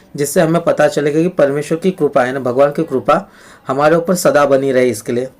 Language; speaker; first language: Hindi; non-native, local second language; Marathi